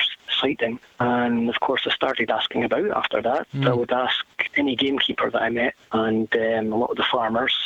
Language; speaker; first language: English; native; English